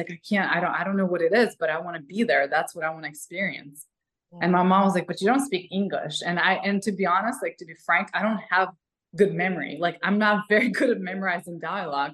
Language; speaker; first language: English; non-native, fluent; Ukrainian